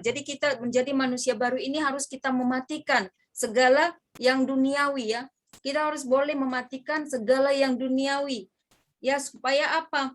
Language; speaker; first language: Indonesian; native; Indonesian